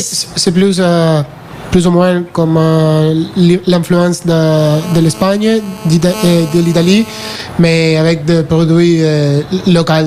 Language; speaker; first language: French; non-native, learner; Spanish